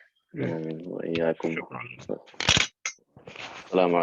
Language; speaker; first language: Arabic; non-native, fluent; English